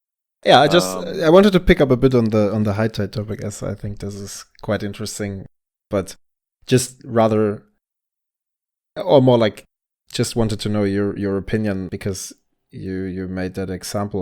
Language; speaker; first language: English; non-native, fluent; German